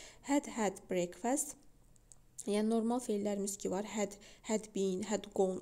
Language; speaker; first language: English; non-native, fluent; Azerbaijani